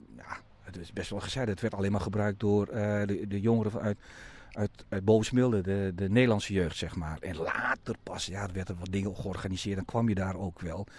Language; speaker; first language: Dutch; native; Dutch